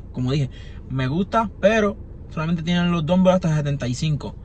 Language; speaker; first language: Spanish; early bilingual, heritage; Spanish